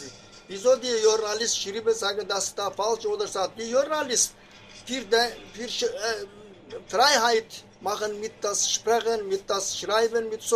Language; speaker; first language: German; non-native, learner; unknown